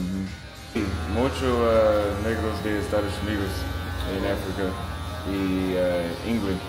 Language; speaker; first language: Spanish; non-native, learner; English